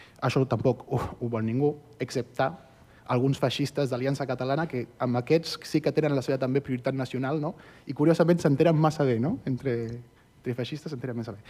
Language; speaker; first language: Catalan; early bilingual, other home language; Spanish